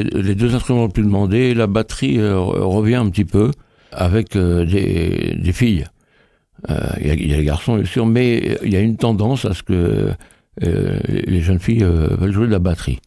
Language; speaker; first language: French; native; French